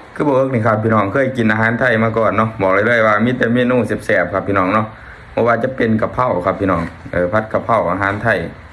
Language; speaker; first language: Thai; native; Thai